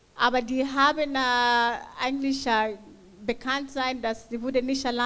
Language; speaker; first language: German; non-native, fluent; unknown